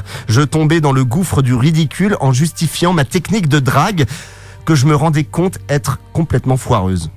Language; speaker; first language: French; native; French